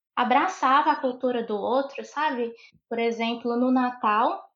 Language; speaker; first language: Portuguese; native; Portuguese